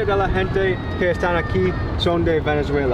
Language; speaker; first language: Spanish; non-native, learner; English